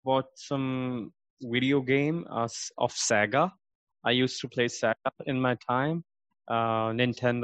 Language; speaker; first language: English; non-native, local second language; Urdu